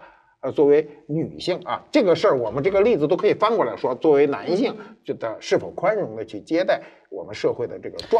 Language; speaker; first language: Chinese; native; Chinese